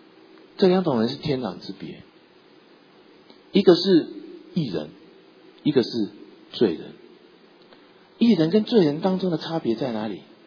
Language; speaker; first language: Chinese; native; Chinese